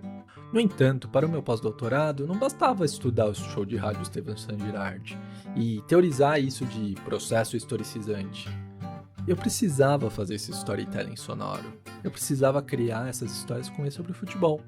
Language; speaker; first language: Portuguese; native; Portuguese